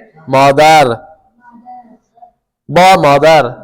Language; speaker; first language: Persian; non-native, fluent; Urdu